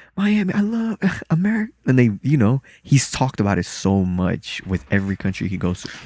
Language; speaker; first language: English; early bilingual, other home language; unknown